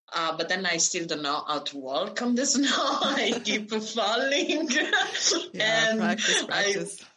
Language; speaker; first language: English; non-native, fluent; Italian